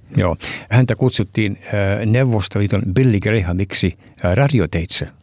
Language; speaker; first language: Finnish; non-native, fluent; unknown